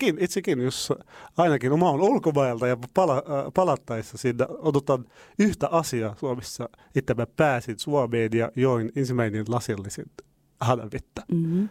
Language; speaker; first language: Finnish; non-native, fluent; Arabic